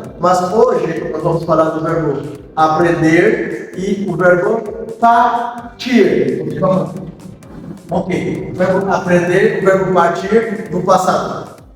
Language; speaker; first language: Portuguese; non-native, fluent; Haitian Creole